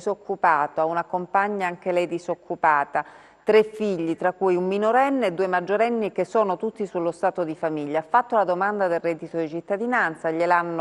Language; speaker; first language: Italian; native; Italian